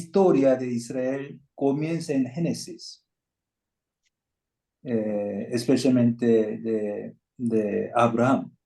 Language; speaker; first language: Spanish; non-native, fluent; Korean